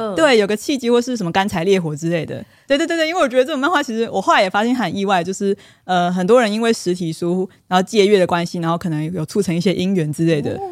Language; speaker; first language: Chinese; native; Chinese